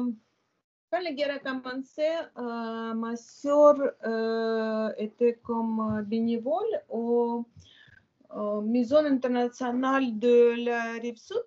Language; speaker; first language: French; non-native, learner; Ukrainian